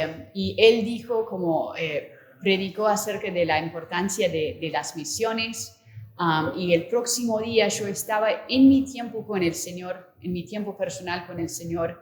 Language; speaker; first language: Spanish; non-native, fluent; English